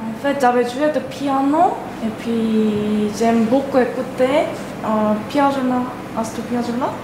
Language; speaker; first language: French; non-native, learner; Korean